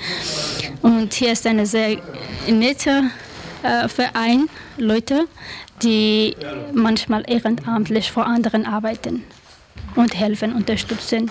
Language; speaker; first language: German; non-native, learner; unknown